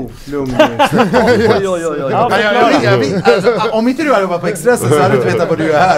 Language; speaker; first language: Swedish; native; Swedish